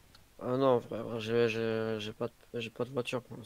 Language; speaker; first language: French; native; French